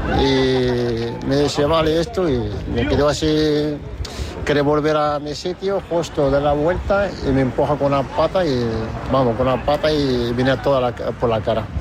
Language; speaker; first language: Spanish; non-native, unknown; Arabic